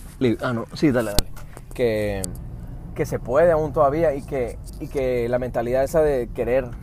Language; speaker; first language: Spanish; early bilingual, heritage; Spanish